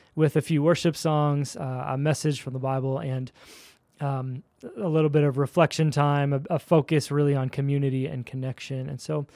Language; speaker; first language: English; native; English